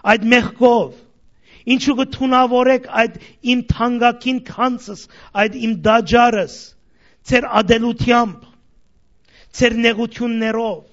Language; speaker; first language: Armenian; early bilingual, heritage; Armenian